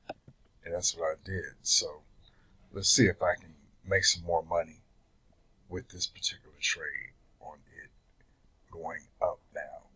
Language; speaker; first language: English; native; English